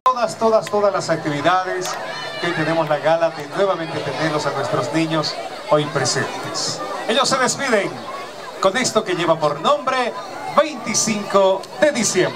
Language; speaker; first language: Spanish; native; Spanish